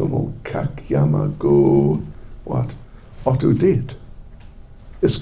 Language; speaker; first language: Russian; non-native, learner; English